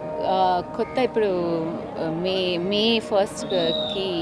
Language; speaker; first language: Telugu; non-native, learner; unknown